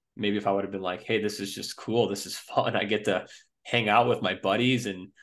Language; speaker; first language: English; native; English